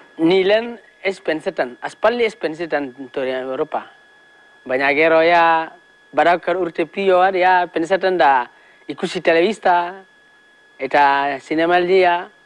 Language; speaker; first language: Basque; non-native, learner; Wolof